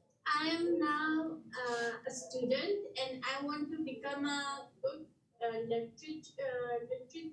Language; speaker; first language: English; non-native, learner; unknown